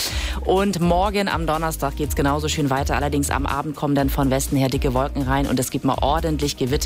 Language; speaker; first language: German; native; German